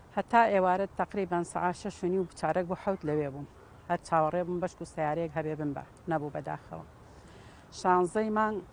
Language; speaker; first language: Central Kurdish; native; Central Kurdish